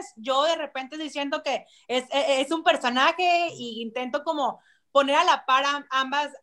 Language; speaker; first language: Spanish; native; Spanish